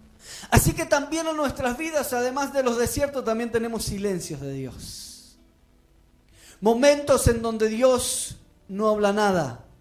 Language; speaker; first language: Spanish; native; Spanish